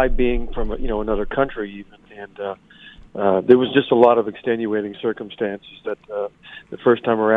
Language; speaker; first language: English; native; English